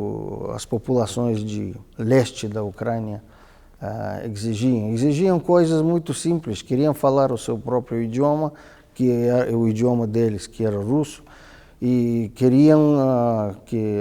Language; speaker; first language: Portuguese; non-native, fluent; Russian